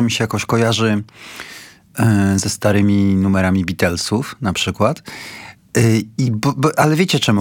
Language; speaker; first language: Polish; native; Polish